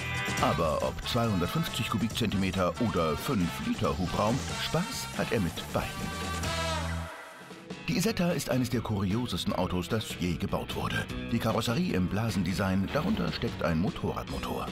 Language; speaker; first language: German; native; German